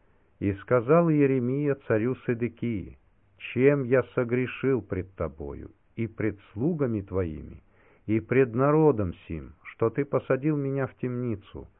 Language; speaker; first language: Russian; native; Russian